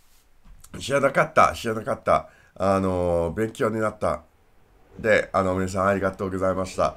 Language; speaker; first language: Japanese; non-native, learner; English